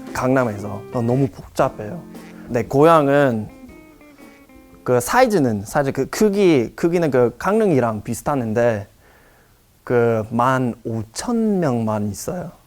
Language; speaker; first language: Korean; non-native, learner; English